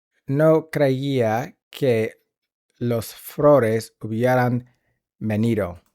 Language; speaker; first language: Spanish; non-native, learner; English